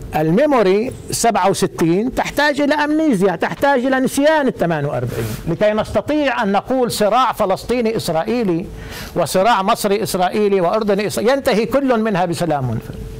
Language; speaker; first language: Arabic; native; Arabic